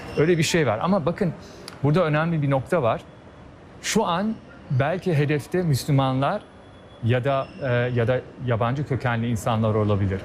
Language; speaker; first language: Turkish; early bilingual, heritage; Turkish